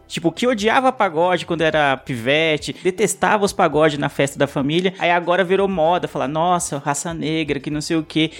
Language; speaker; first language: Portuguese; native; Portuguese